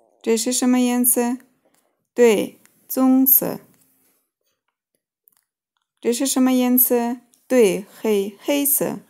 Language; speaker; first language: Chinese; non-native, fluent; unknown